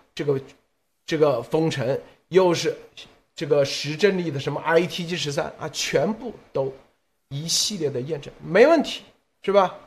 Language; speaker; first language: Chinese; native; Chinese